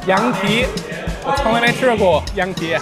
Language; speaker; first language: Chinese; non-native, fluent; English